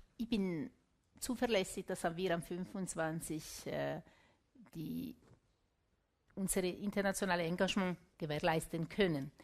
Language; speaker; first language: German; non-native, local second language; Italian